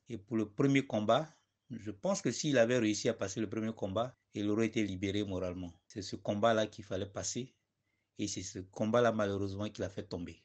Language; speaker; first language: French; non-native, local second language; Dyula